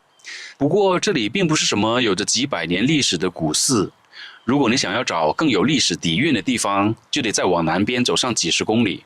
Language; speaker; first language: Chinese; native; Chinese